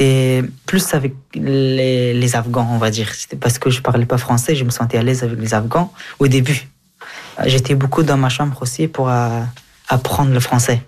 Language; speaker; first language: French; early bilingual, other home language; Persian